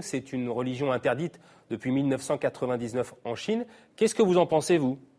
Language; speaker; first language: French; native; French